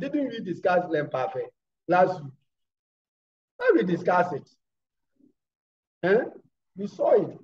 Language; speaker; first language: English; non-native, local second language; Akan